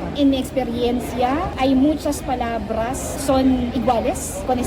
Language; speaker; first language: Spanish; non-native, learner; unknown